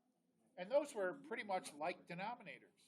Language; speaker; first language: English; native; English